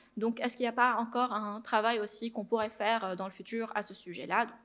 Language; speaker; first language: French; non-native, local second language; Arabic